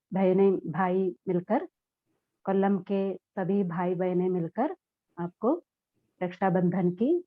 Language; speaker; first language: Hindi; non-native, local second language; Malayalam